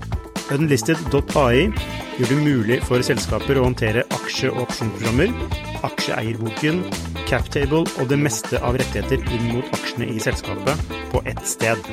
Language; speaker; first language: Norwegian; native; Norwegian